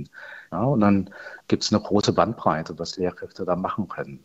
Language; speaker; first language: German; native; German